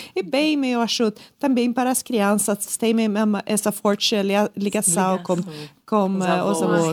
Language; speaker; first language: Portuguese; non-native, learner; Swedish